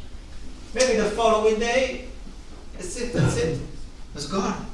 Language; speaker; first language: English; non-native, fluent; Italian